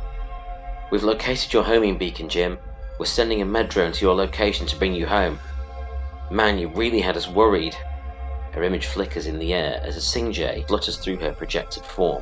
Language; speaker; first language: English; native; English